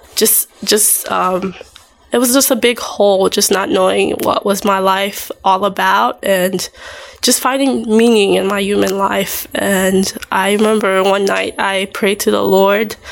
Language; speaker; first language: English; early bilingual, other home language; Haitian Creole